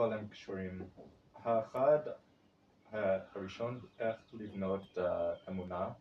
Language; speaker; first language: Hebrew; non-native, learner; English